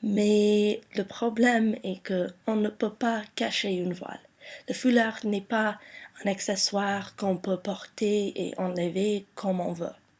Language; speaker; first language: French; non-native, learner; English